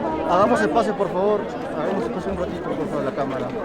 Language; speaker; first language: Spanish; native; Spanish